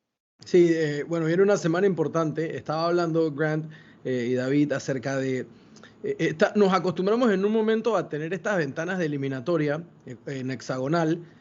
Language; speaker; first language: Spanish; native; Spanish